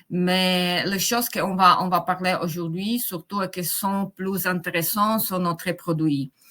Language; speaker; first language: French; non-native, fluent; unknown